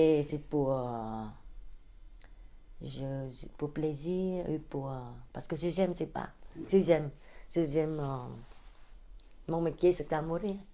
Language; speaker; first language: French; non-native, learner; Khmer